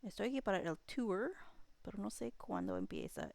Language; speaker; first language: Spanish; non-native, learner; English